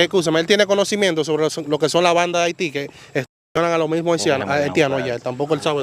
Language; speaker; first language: Spanish; native; Spanish